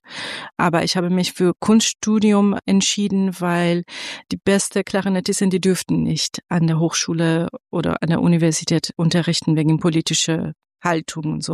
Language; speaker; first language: German; non-native, fluent; Persian